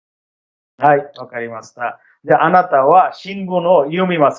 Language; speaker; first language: Japanese; non-native, fluent; Bangla